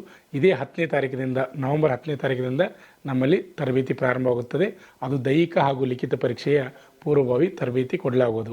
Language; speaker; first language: Kannada; native; Kannada